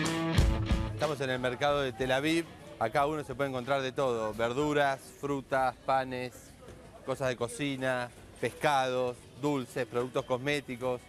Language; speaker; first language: Spanish; native; Spanish